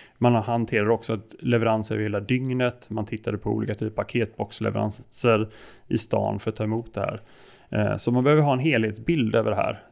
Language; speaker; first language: Swedish; native; Swedish